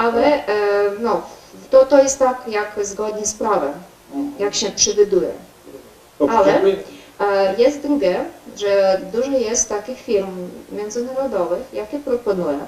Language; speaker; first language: Polish; non-native, learner; Ukrainian